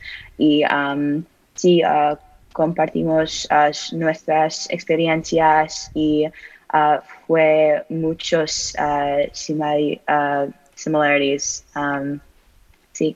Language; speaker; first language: Spanish; non-native, learner; English